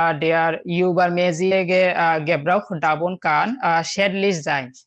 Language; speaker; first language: German; non-native, learner; Bangla